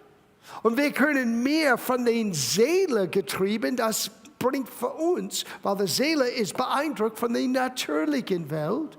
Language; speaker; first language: German; non-native, fluent; English